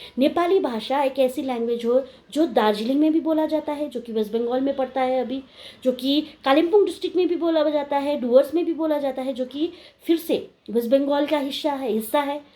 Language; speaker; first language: Hindi; non-native, local second language; Nepali